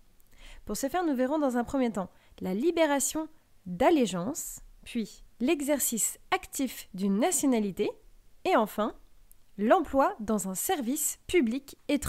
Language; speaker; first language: French; native; French